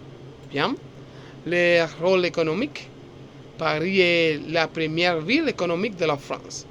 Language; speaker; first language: French; non-native, learner; Spanish